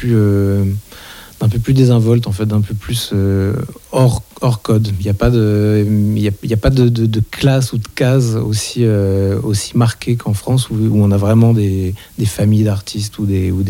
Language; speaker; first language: French; native; French